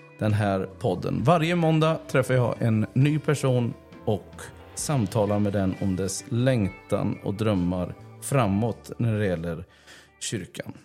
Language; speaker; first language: Swedish; native; Swedish